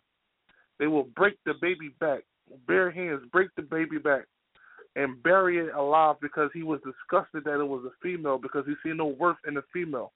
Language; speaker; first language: English; native; English